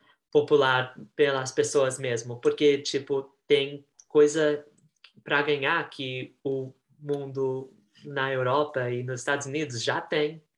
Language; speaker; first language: Portuguese; early bilingual, heritage; Portuguese